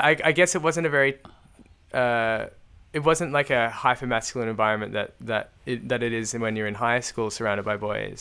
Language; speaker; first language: English; native; English